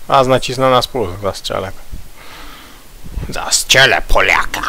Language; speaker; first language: Polish; native; Polish